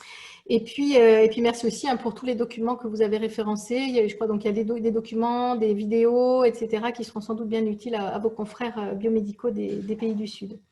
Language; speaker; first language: French; native; French